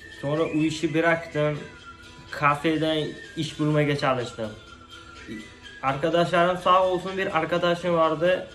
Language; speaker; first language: Turkish; non-native, learner; Uzbek